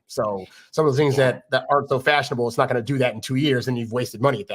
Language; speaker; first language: English; native; English